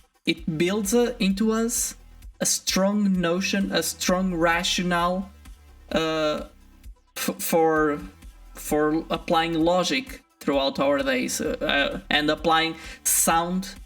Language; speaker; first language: English; non-native, fluent; Portuguese